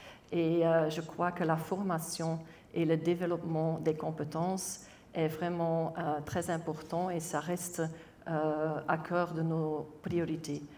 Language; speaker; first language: French; non-native, local second language; Dutch